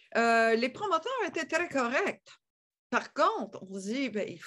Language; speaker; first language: French; native; French